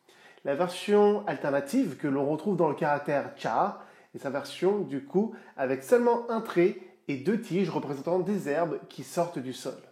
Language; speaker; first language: French; native; French